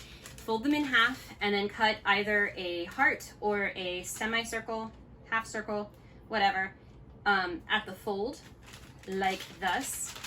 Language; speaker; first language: English; native; English